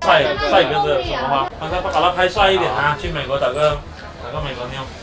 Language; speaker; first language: Chinese; native; Chinese